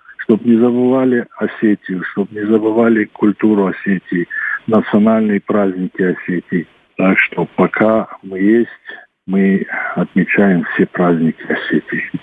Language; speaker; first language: Russian; non-native, local second language; Ossetic